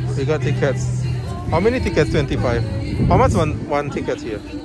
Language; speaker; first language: English; non-native, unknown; Indonesian